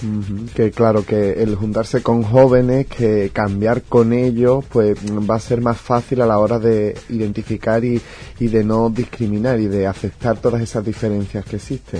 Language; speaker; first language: Spanish; native; Spanish